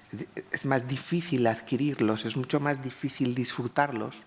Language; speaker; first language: Spanish; native; Spanish